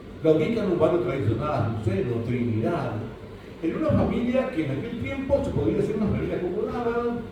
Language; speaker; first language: Spanish; native; Spanish